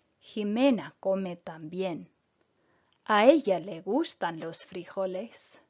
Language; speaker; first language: Spanish; non-native, fluent; English